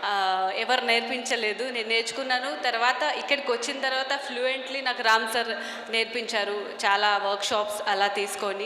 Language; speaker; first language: Telugu; non-native, fluent; Marathi